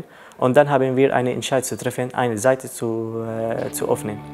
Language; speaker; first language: German; non-native, learner; Arabic